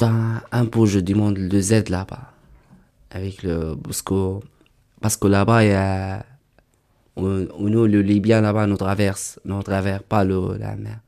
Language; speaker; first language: French; non-native, learner; Arabic